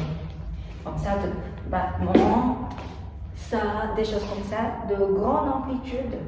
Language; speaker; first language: French; non-native, learner; Japanese